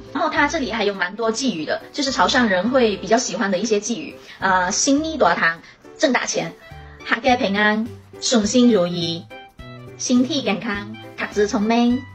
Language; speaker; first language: Chinese; non-native, fluent; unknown